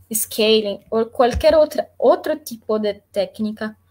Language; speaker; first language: Spanish; non-native, learner; Portuguese